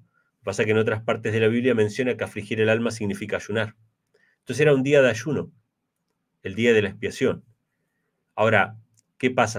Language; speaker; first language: Spanish; native; Spanish